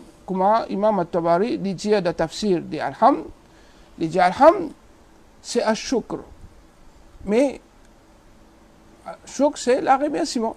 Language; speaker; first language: French; non-native, local second language; Morisyen